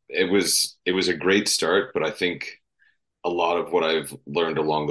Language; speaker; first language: English; native; English